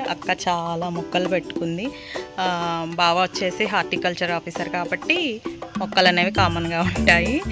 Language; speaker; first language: Telugu; native; Telugu